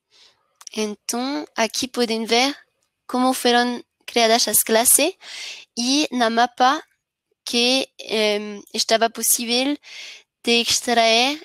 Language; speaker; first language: Spanish; non-native, learner; French